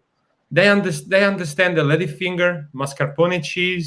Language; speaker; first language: English; non-native, learner; Italian